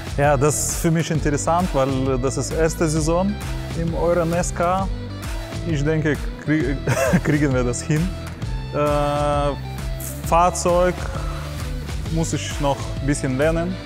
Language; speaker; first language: German; non-native, learner; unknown